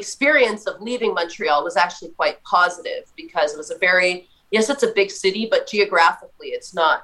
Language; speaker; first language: English; native; English